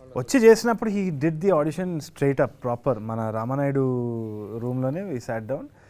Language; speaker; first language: Telugu; native; Telugu